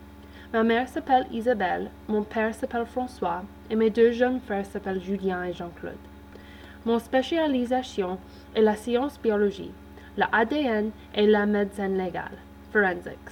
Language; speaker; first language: French; early bilingual, heritage; English